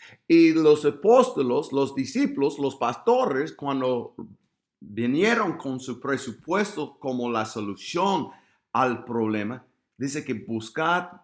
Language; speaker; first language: Spanish; non-native, fluent; English